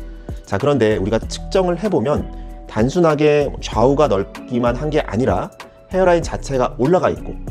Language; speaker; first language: Korean; native; Korean